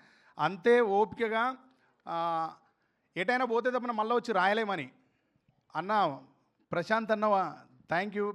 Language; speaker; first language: Telugu; native; Telugu